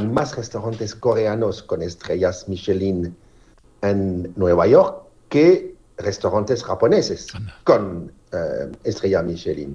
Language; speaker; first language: Spanish; non-native, fluent; French